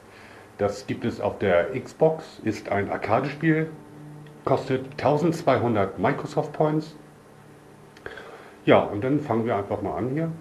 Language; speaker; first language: German; native; German